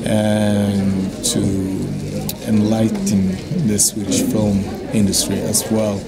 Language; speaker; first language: English; non-native, fluent; Swedish